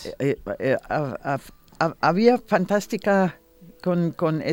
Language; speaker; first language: Spanish; non-native, learner; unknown